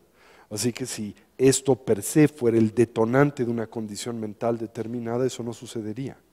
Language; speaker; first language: Spanish; native; Spanish